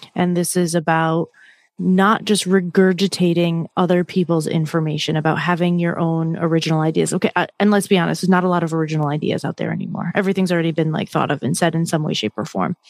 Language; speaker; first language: English; native; English